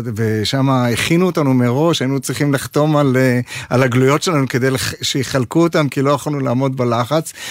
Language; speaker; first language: Hebrew; native; Hebrew